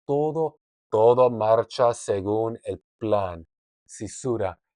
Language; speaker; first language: Spanish; non-native, learner; English